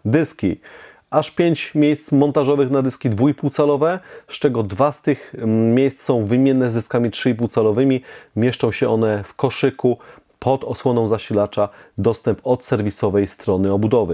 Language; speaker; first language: Polish; native; Polish